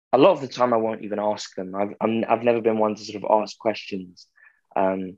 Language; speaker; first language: English; native; English